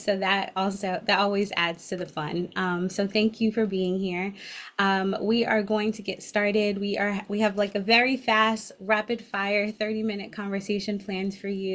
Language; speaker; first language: English; native; English